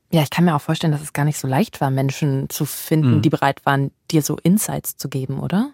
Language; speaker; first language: German; native; German